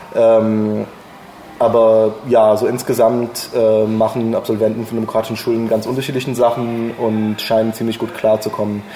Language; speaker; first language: German; non-native, fluent; English